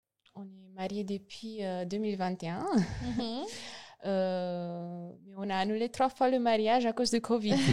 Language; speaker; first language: French; non-native, learner; Romanian